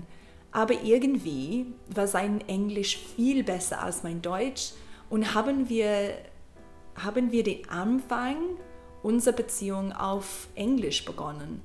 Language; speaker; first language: German; non-native, learner; English